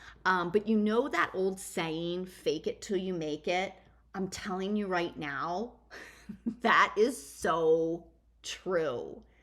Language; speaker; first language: English; native; English